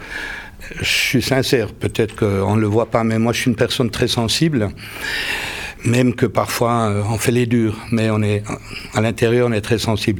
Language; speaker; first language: French; native; French